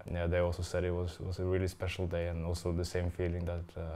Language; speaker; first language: English; non-native, fluent; Norwegian